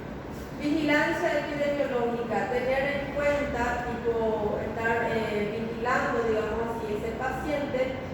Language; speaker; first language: Spanish; native; Spanish